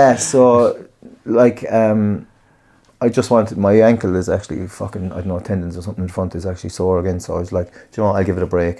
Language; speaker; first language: English; native; English